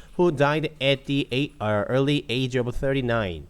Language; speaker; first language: English; non-native, fluent; Korean